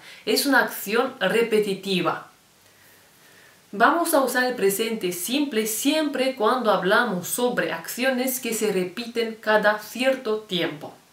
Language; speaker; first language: Spanish; non-native, fluent; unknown